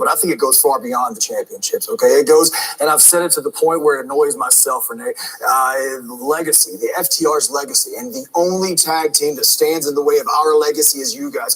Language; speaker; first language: English; native; English